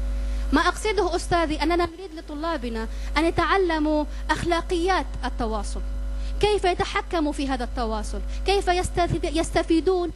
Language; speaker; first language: Arabic; native; Arabic